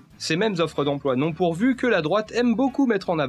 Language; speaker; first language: French; native; French